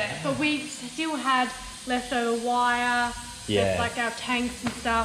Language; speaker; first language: English; native; English